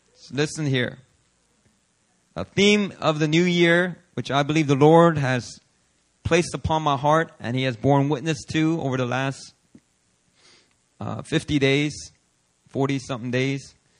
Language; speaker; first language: English; native; English